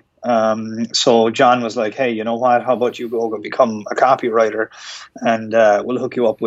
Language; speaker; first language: English; native; English